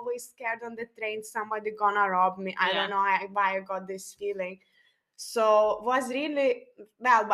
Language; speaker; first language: English; non-native, fluent; Lithuanian